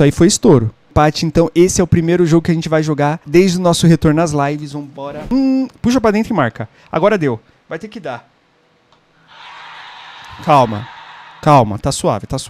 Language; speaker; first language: Portuguese; native; Portuguese